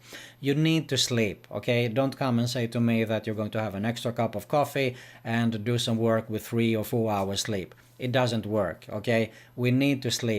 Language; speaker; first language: English; non-native, fluent; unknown